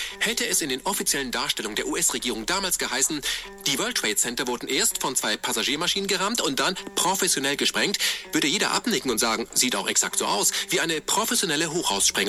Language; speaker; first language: German; native; German